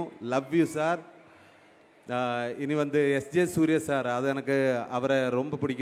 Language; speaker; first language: Tamil; non-native, local second language; Malayalam